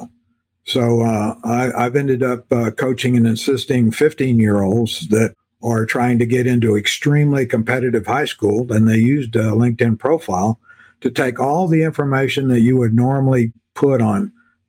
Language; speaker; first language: English; native; English